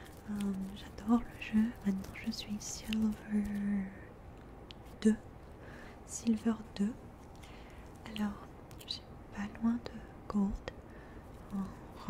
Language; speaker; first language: French; early bilingual, heritage; French